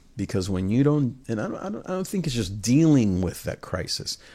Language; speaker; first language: English; early bilingual, other home language; Spanish